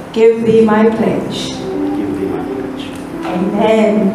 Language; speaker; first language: English; native; English